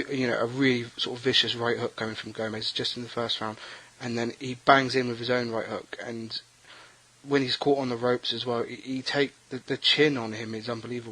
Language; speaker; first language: English; native; English